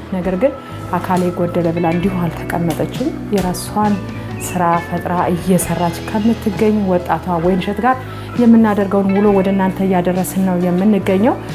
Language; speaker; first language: Amharic; native; Amharic